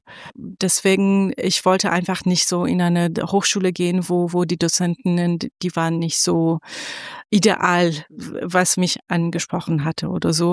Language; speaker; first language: German; non-native, fluent; Persian